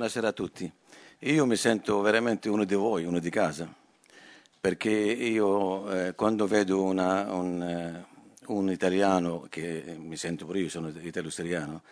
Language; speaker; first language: Italian; non-native, fluent; Arabic